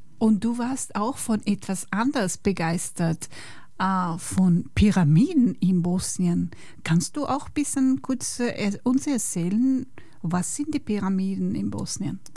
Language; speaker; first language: German; non-native, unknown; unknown